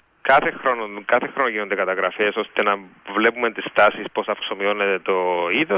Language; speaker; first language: Greek; native; Greek